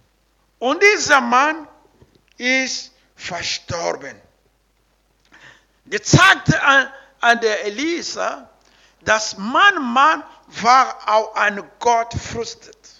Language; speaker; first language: German; non-native, learner; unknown